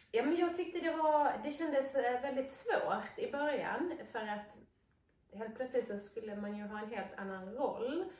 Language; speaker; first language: Swedish; native; Swedish